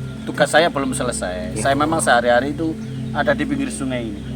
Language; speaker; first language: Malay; non-native, local second language; Javanese